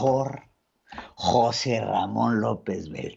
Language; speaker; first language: Spanish; native; Spanish